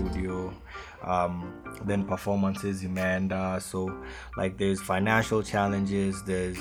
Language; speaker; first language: English; non-native, local second language; Swahili